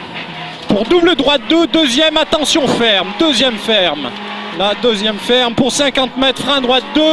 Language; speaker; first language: French; native; French